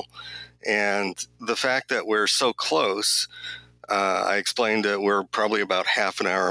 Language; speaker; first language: English; native; English